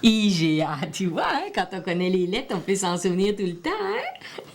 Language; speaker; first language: French; native; French